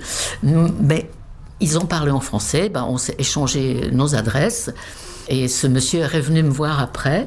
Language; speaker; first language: French; non-native, fluent; Czech